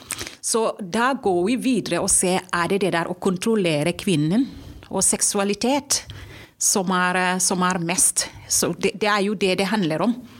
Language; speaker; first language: Norwegian; non-native, fluent; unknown